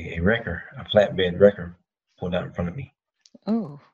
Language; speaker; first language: English; native; English